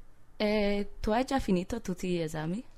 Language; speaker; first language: Italian; non-native, fluent; English